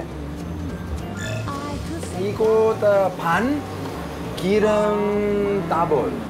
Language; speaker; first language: Korean; non-native, learner; Italian